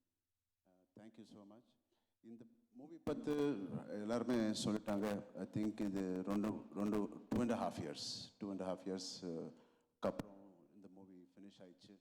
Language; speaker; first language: Tamil; non-native, local second language; Telugu